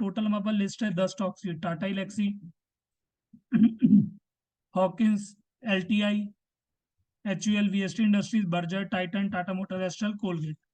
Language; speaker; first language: Hindi; native; Hindi